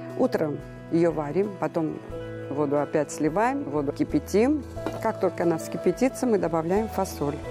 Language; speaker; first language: Russian; non-native, local second language; Armenian